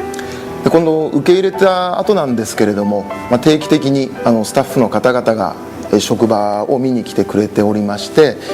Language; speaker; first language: Japanese; native; Japanese